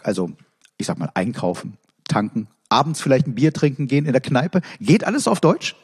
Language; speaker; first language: German; native; German